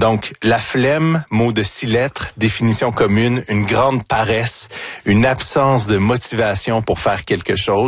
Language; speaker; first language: French; native; French